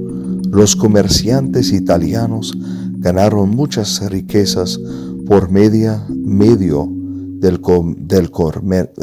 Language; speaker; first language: Spanish; non-native, fluent; English